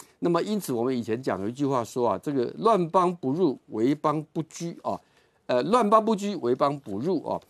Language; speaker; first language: Chinese; native; Chinese